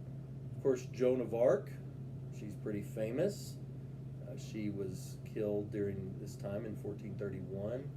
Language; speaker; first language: English; native; English